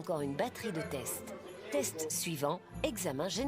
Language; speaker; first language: French; native; French